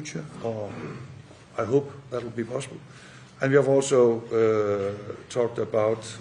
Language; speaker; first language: English; non-native, fluent; Danish